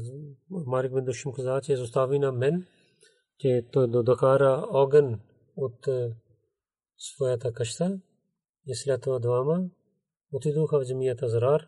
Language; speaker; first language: Bulgarian; non-native, learner; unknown